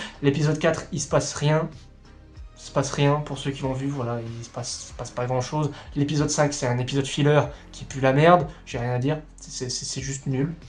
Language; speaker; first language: French; native; French